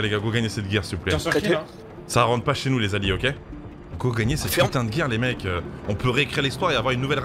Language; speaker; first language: French; native; French